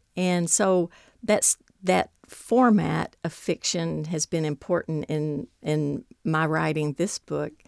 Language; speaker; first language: English; native; English